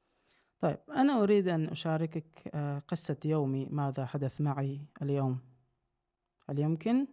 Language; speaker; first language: Arabic; non-native, fluent; Uzbek